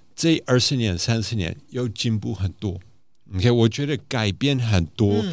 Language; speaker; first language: Chinese; non-native, fluent; German